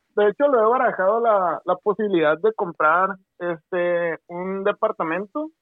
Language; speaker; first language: Spanish; native; Spanish